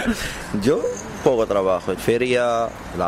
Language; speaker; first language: Spanish; non-native, learner; Arabic